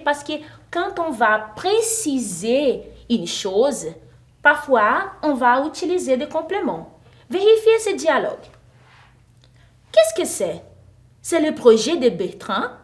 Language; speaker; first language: French; non-native, fluent; Portuguese